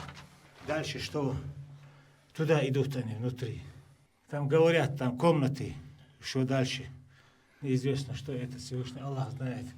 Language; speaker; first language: Russian; native; Russian